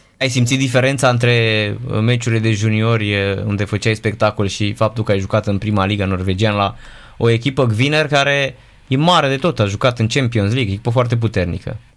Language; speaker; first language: Romanian; native; Romanian